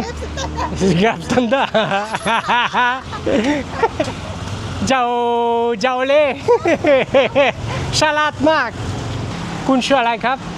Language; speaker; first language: Thai; non-native, learner; French